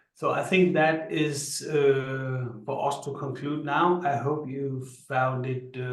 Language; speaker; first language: English; non-native, fluent; Danish